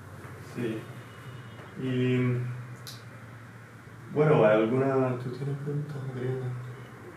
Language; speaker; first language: Spanish; non-native, learner; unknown